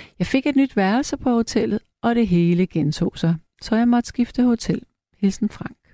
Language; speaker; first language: Danish; native; Danish